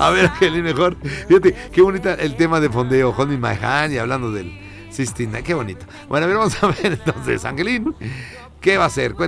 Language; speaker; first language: Spanish; native; Spanish